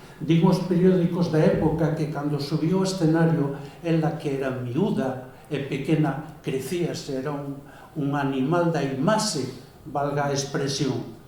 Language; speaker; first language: Galician; native; Galician